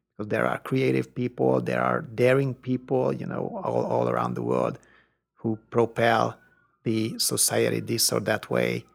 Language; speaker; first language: English; non-native, fluent; Hungarian